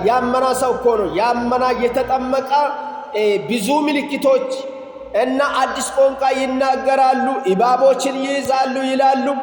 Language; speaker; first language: Amharic; non-native, local second language; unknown